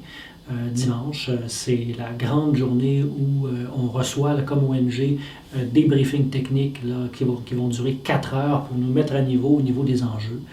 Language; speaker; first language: French; native; French